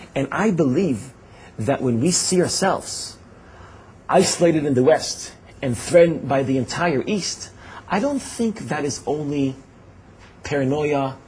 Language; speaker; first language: English; non-native, fluent; Hebrew